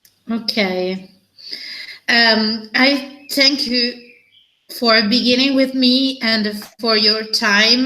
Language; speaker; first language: English; non-native, learner; Italian